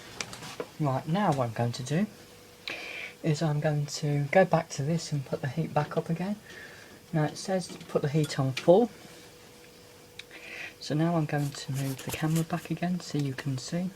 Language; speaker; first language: English; native; English